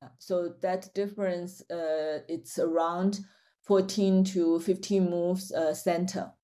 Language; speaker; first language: English; non-native, fluent; Chinese